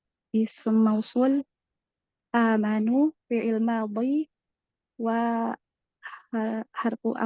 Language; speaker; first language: Arabic; non-native, learner; Indonesian